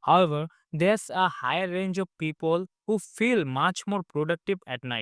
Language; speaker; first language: English; non-native, fluent; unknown